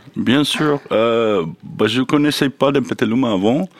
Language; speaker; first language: French; non-native, learner; English